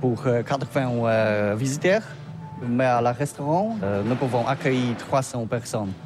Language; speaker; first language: French; non-native, learner; Polish